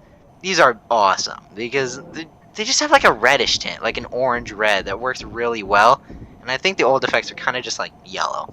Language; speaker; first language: English; native; English